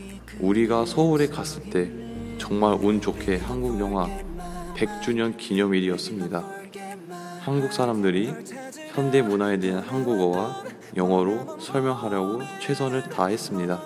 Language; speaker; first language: Korean; non-native, learner; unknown